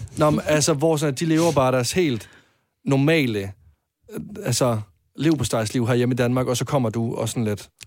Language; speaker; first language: Danish; native; Danish